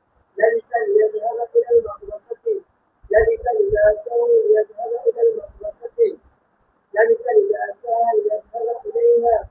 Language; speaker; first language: Arabic; non-native, learner; Bangla